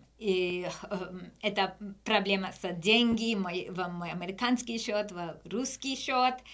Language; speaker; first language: Russian; non-native, learner; English